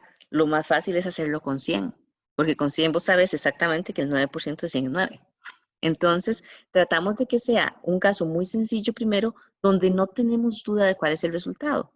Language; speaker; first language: Spanish; native; Spanish